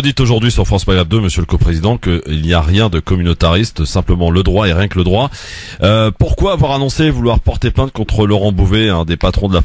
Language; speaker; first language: French; native; French